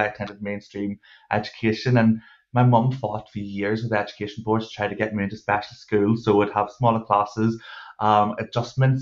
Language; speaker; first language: English; native; English